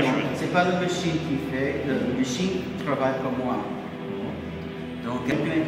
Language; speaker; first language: French; non-native, fluent; English